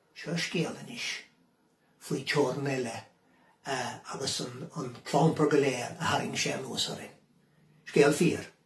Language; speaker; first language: Irish; native; Irish